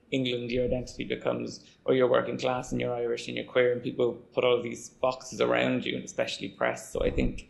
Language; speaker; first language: English; native; English